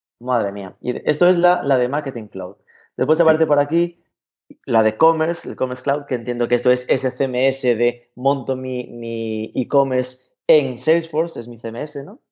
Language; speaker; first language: Spanish; native; Spanish